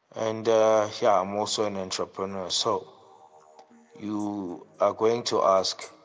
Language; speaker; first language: English; non-native, local second language; Southern Sotho